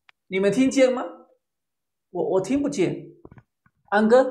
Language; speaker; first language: Chinese; non-native, fluent; Spanish